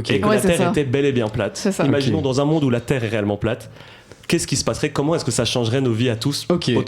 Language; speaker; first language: French; native; French